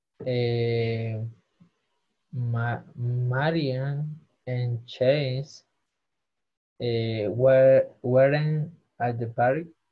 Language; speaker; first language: English; non-native, learner; Spanish